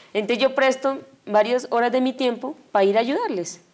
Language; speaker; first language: Spanish; native; Spanish